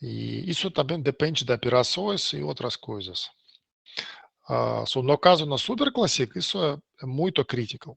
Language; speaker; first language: Portuguese; non-native, learner; Russian